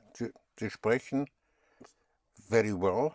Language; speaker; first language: German; non-native, fluent; English